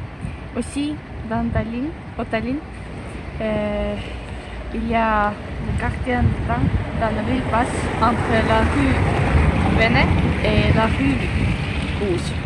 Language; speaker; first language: French; non-native, learner; Estonian